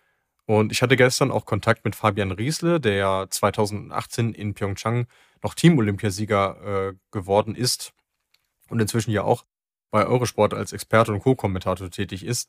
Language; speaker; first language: German; native; German